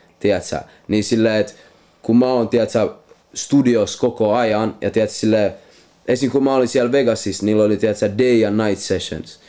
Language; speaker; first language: Finnish; non-native, local second language; Swedish